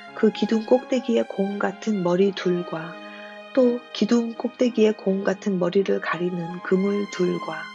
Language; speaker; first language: Korean; native; Korean